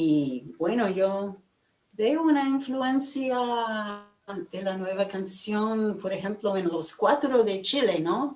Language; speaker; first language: Spanish; non-native, fluent; English